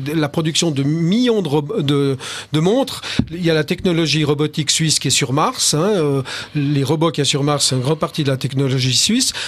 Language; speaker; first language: French; native; French